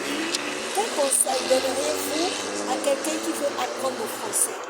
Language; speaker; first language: French; non-native, fluent; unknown